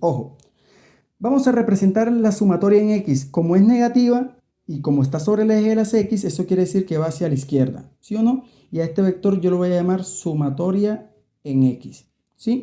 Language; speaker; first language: Spanish; native; Spanish